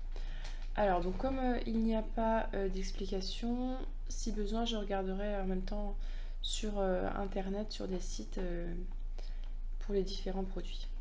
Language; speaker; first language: French; native; French